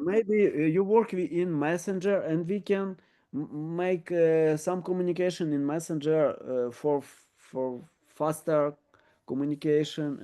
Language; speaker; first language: English; non-native, learner; Ukrainian